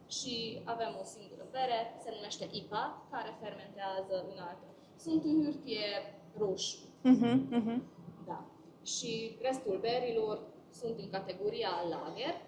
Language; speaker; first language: Romanian; non-native, local second language; Hungarian